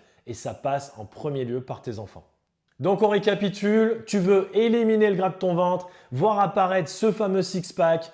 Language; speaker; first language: French; native; French